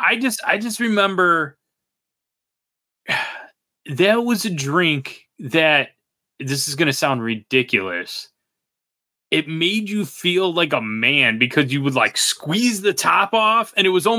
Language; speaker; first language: English; native; English